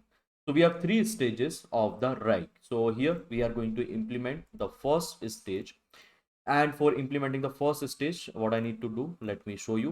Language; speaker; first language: English; non-native, local second language; Hindi